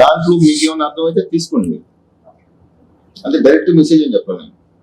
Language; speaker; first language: Telugu; native; Telugu